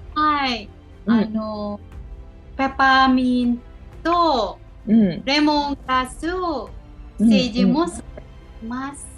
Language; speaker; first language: Japanese; non-native, local second language; Filipino